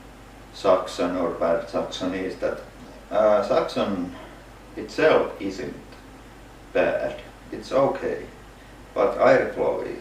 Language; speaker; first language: English; non-native, fluent; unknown